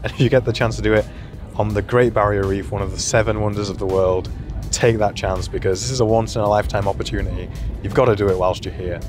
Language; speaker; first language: English; native; English